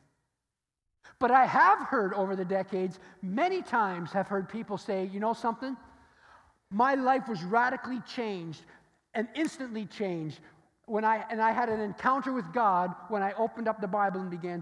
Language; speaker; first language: English; native; English